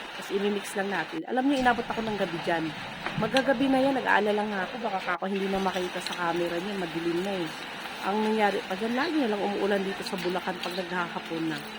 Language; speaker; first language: Filipino; non-native, local second language; Cebuano